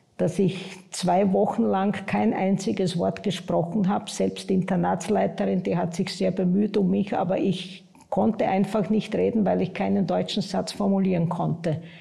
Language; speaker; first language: German; non-native, local second language; Croatian